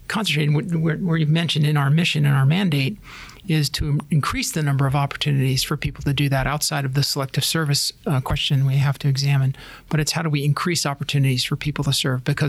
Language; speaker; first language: English; native; English